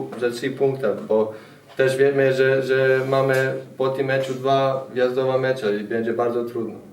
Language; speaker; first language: Polish; non-native, fluent; Bosnian